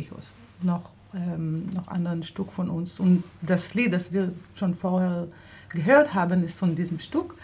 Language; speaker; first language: German; non-native, fluent; Hebrew